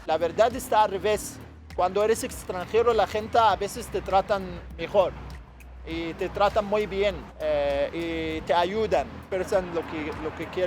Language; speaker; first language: Spanish; non-native, fluent; Arabic